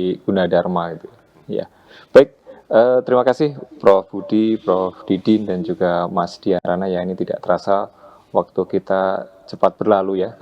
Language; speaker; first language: Indonesian; native; Indonesian